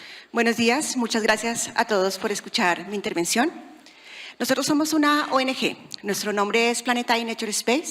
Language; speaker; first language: Spanish; native; Spanish